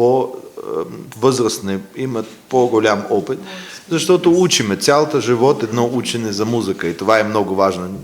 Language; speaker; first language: Bulgarian; non-native, fluent; Russian